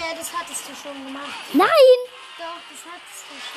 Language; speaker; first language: German; native; German